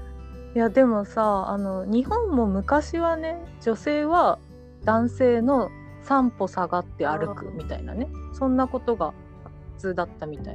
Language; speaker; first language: Japanese; native; Japanese